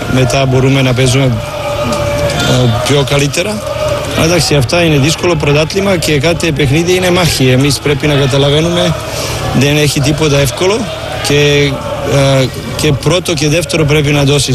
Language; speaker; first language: Greek; non-native, learner; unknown